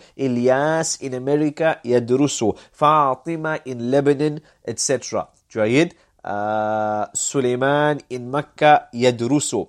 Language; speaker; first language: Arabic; non-native, fluent; English